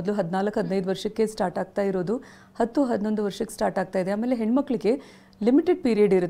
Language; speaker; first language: Kannada; native; Kannada